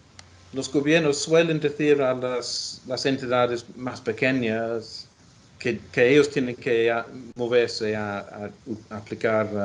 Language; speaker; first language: Spanish; non-native, fluent; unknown